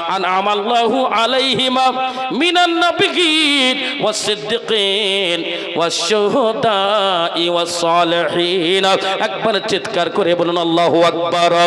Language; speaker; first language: Bangla; non-native, local second language; Urdu